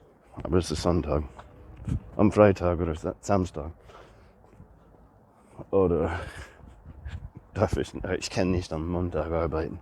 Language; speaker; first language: German; non-native, learner; English